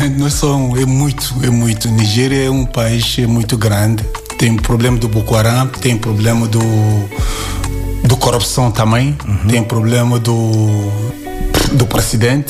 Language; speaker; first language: Portuguese; non-native, learner; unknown